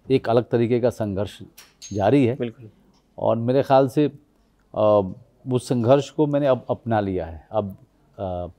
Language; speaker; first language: Hindi; native; Hindi